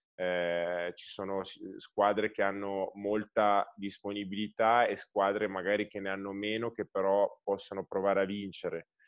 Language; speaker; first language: Italian; native; Italian